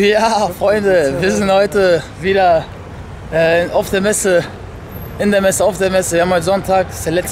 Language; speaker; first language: German; native; German